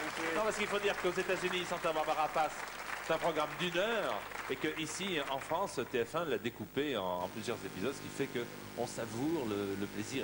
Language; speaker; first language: French; native; French